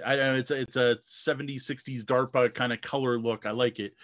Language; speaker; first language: English; native; English